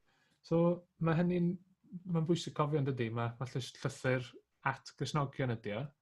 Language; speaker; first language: Welsh; native; Welsh